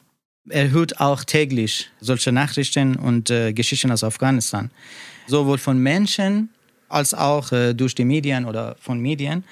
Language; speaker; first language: German; non-native, learner; Persian